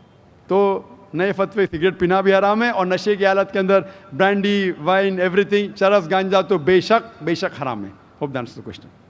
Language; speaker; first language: Hindi; native; Hindi